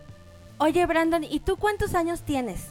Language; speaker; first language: Spanish; native; Spanish